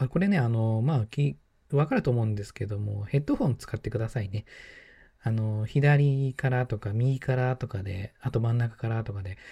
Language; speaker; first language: Japanese; native; Japanese